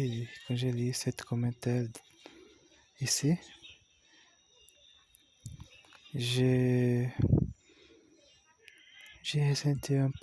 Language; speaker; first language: French; non-native, learner; Portuguese